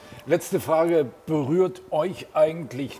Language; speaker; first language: German; native; German